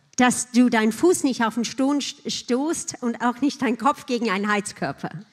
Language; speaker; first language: German; non-native, fluent; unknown